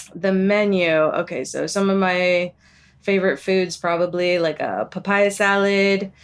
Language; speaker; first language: English; native; English